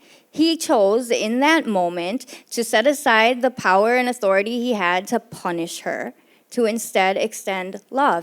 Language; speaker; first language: English; native; English